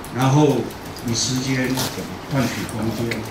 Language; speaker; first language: Chinese; native; Chinese